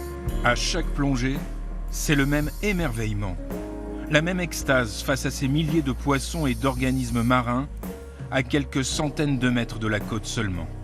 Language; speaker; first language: French; native; French